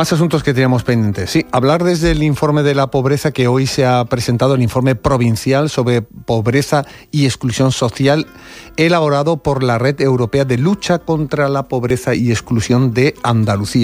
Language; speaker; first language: Spanish; native; Spanish